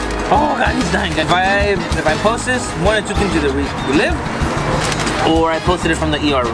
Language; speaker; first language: English; early bilingual, other home language; Spanish